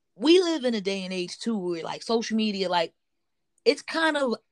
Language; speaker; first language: English; native; English